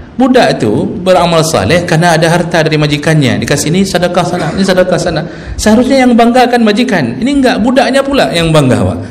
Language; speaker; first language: Malay; non-native, local second language; Achinese